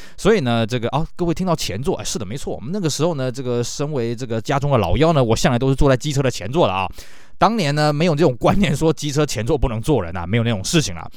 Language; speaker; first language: Chinese; native; Chinese